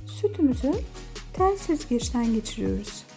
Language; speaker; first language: Turkish; native; Turkish